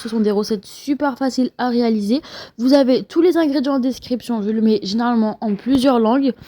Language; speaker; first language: French; native; French